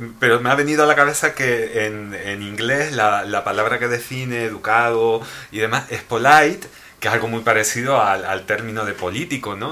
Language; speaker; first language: Spanish; native; Spanish